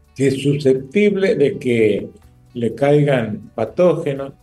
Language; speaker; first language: Spanish; native; Spanish